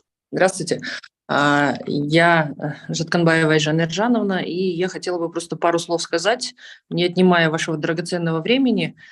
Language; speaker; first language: Russian; native; Russian